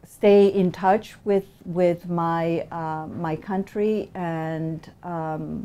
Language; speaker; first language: English; non-native, fluent; Spanish